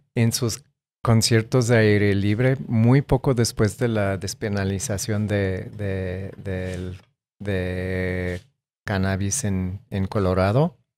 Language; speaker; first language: Spanish; non-native, fluent; English